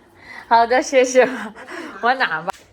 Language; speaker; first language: Chinese; non-native, learner; Filipino